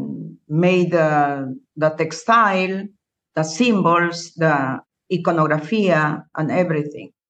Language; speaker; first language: English; non-native, learner; Spanish